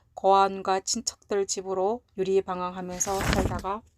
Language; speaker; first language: Korean; native; Korean